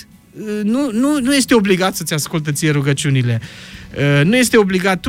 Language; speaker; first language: Romanian; native; Romanian